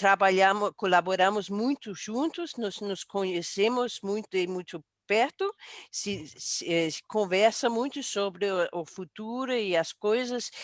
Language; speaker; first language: Portuguese; non-native, fluent; Danish